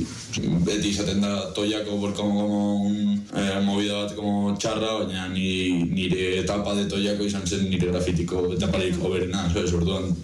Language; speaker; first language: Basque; non-native, local second language; Spanish